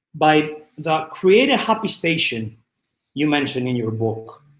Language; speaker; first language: English; non-native, fluent; Greek